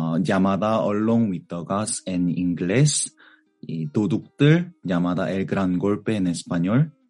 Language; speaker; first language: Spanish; non-native, fluent; Korean